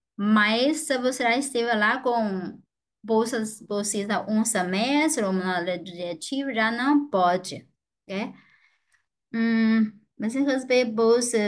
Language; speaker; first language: Portuguese; non-native, fluent; Chinese